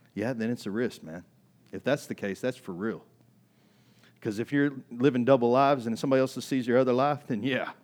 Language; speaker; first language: English; native; English